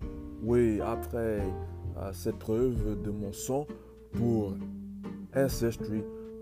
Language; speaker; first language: French; non-native, learner; English